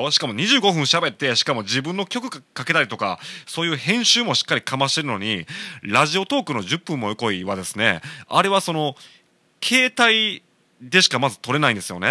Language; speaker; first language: Japanese; native; Japanese